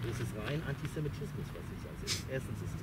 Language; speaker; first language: German; non-native, fluent; English